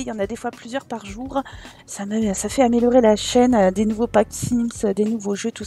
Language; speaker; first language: French; native; French